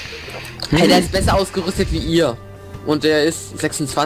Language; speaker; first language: German; native; German